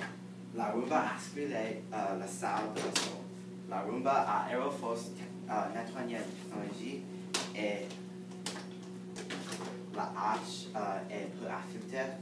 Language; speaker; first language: French; non-native, learner; English